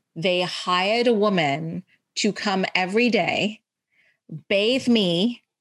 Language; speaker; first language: English; early bilingual, heritage; Arabic